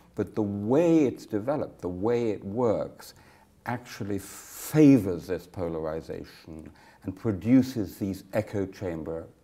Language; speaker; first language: English; native; English